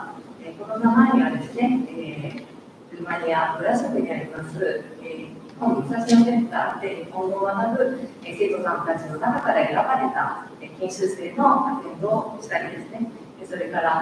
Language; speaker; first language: Japanese; native; Japanese